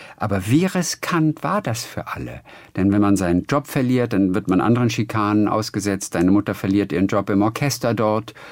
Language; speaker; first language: German; native; German